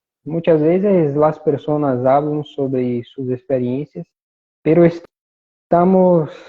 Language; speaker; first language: Spanish; non-native, fluent; Portuguese